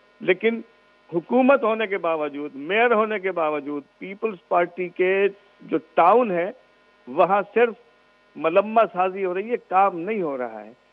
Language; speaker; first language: Urdu; non-native, local second language; Sindhi